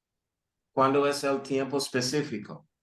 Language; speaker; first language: Spanish; early bilingual, heritage; Spanish